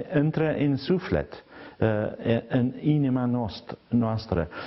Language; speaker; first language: Romanian; non-native, fluent; English